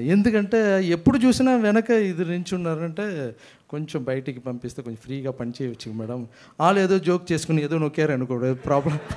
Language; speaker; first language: Telugu; non-native, fluent; Tamil